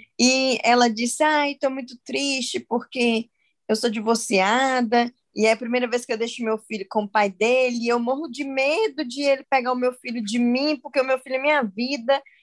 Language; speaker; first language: Portuguese; native; Portuguese